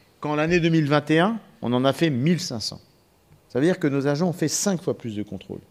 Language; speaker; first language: French; native; French